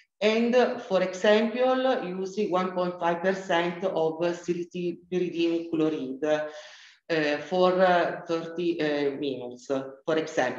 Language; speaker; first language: English; non-native, learner; Italian